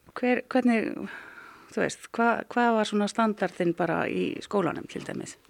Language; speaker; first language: Icelandic; native; Icelandic